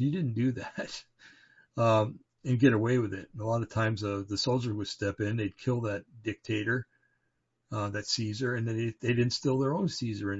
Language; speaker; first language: English; native; English